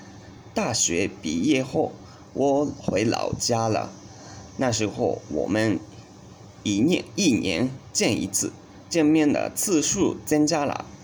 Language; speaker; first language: Chinese; non-native, learner; Japanese